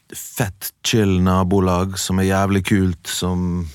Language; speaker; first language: Norwegian; early bilingual, other home language; Bosnian